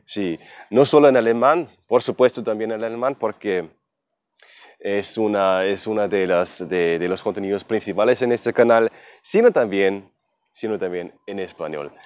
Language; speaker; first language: Spanish; non-native, fluent; German